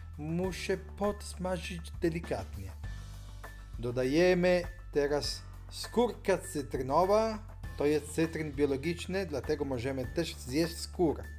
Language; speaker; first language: Polish; non-native, learner; Italian